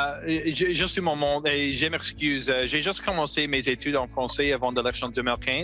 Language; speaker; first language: French; non-native, local second language; English